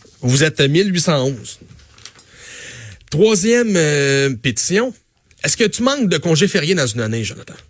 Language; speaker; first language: French; native; French